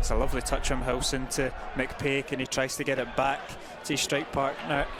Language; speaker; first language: English; native; English